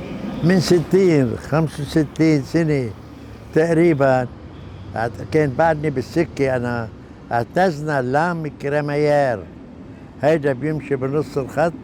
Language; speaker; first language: Arabic; native; Arabic